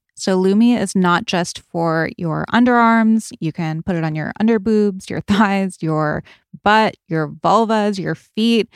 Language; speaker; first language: English; native; English